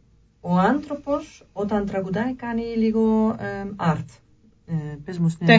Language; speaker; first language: Greek; non-native, learner; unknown